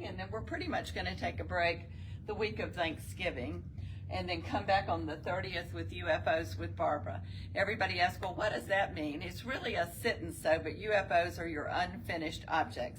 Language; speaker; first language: English; native; English